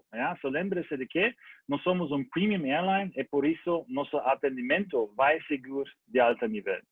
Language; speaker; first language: Portuguese; non-native, learner; German